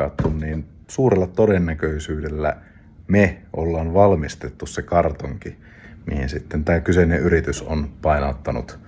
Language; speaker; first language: Finnish; native; Finnish